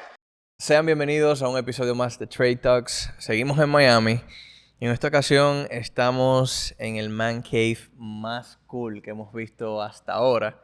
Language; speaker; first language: Spanish; native; Spanish